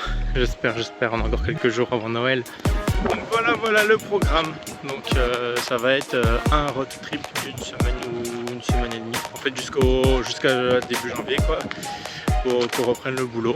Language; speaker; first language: French; native; French